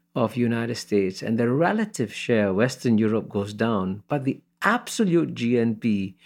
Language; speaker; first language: English; early bilingual, other home language; Hindi